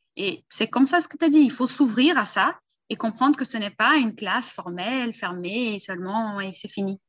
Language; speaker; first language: French; early bilingual, heritage; Portuguese